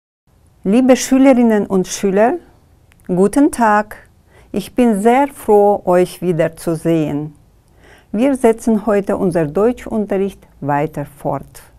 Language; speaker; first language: German; non-native, fluent; Kyrgyz